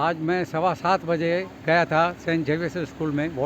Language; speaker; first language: Hindi; non-native, local second language; Gujarati